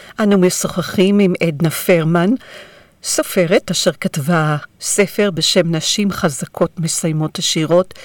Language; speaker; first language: Hebrew; native; Hebrew